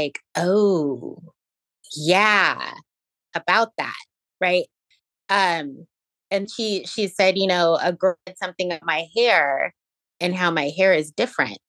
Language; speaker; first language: English; native; English